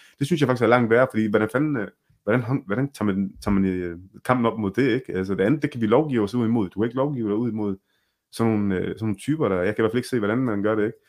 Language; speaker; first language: Danish; early bilingual, other home language; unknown